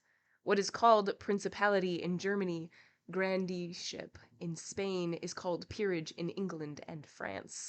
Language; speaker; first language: English; native; English